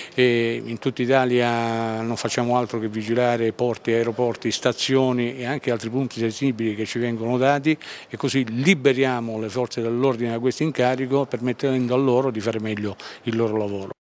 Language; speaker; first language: Italian; native; Italian